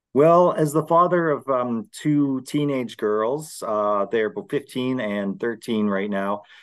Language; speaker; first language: English; native; English